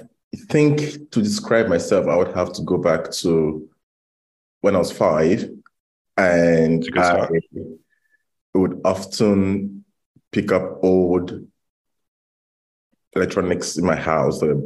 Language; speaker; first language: English; non-native, local second language; Igbo